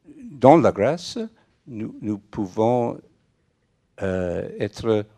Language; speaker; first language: French; non-native, fluent; English